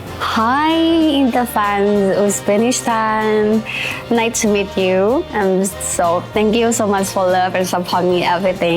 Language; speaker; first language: English; non-native, learner; Thai